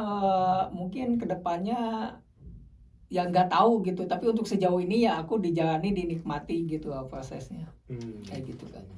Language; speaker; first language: Indonesian; native; Indonesian